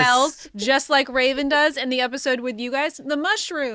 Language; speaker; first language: English; native; English